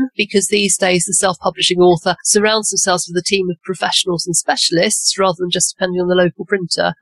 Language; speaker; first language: English; native; English